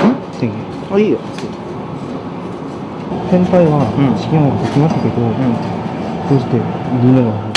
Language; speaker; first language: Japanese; non-native, learner; Korean